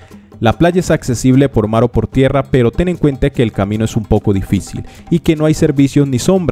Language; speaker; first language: Spanish; native; Spanish